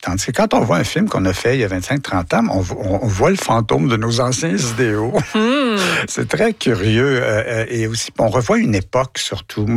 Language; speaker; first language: French; native; French